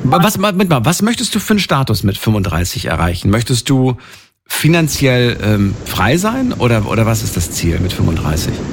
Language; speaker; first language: German; native; German